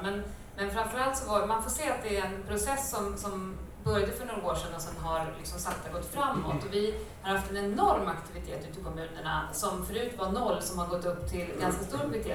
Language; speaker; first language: Swedish; native; Swedish